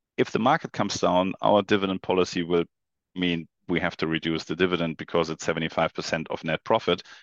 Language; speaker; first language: English; non-native, fluent; German